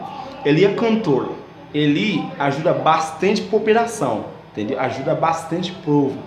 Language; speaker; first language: Portuguese; non-native, learner; Haitian Creole